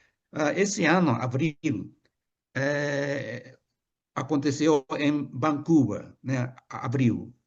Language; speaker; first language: Portuguese; non-native, fluent; Japanese